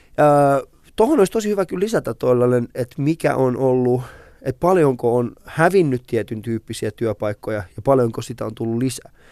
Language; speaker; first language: Finnish; early bilingual, other home language; Persian